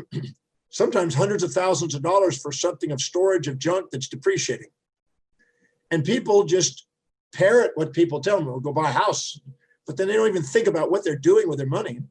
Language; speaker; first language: English; native; English